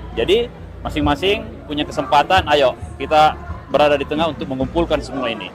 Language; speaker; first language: Indonesian; native; Indonesian